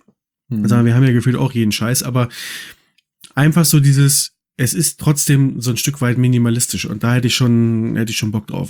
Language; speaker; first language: German; native; German